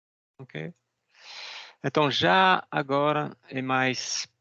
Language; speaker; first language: Portuguese; non-native, fluent; French